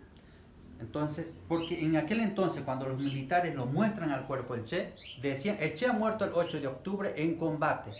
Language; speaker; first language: Spanish; native; Spanish